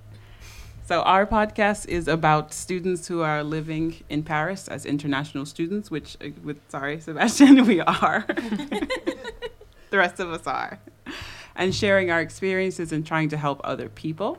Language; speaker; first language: English; native; English